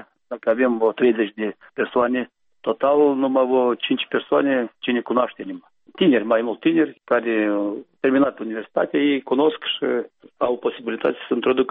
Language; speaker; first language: Romanian; non-native, local second language; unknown